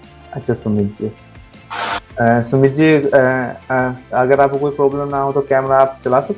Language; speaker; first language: Hindi; native; Hindi